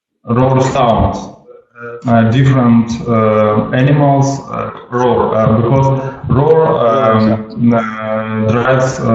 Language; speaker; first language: English; non-native, learner; Russian